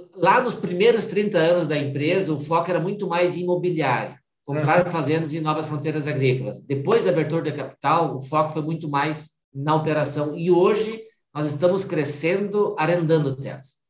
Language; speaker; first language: Portuguese; native; Portuguese